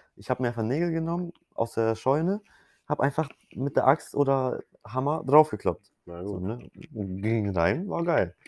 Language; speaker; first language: German; early bilingual, other home language; Polish